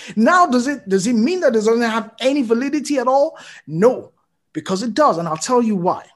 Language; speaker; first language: English; non-native, local second language; Yoruba